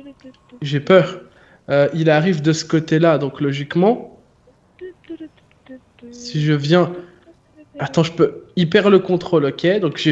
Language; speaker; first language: French; native; French